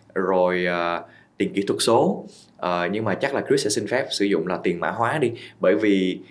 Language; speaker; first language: Vietnamese; native; Vietnamese